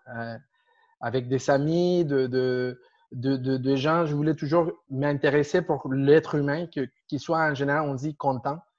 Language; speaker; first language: French; non-native, fluent; Spanish